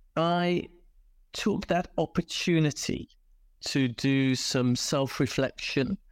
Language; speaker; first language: English; native; English